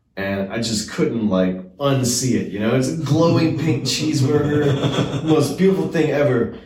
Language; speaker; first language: English; native; English